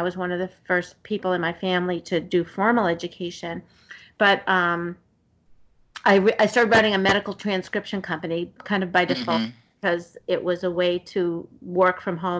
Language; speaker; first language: English; native; English